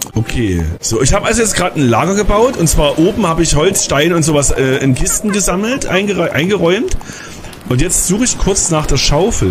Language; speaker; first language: German; native; German